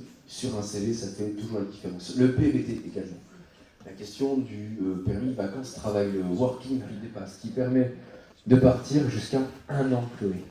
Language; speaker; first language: French; native; French